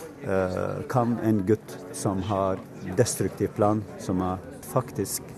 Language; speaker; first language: Norwegian; non-native, fluent; Kurdish